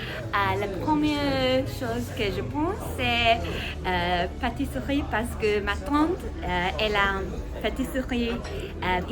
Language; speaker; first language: French; non-native, learner; English